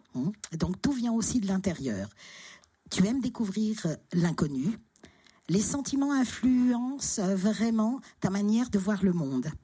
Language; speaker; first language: French; native; French